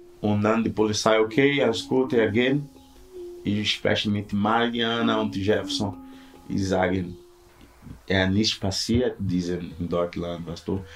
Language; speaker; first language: German; non-native, learner; Portuguese